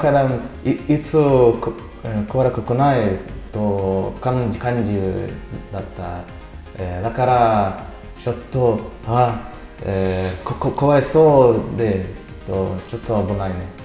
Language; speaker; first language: Japanese; non-native, learner; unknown